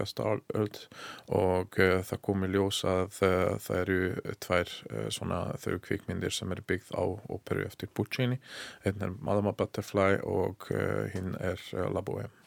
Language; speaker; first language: Icelandic; non-native, learner; Hungarian